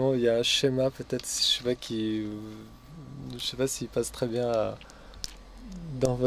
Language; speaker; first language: French; native; French